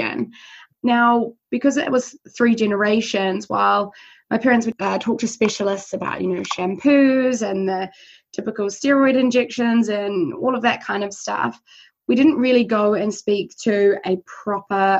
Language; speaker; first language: English; native; English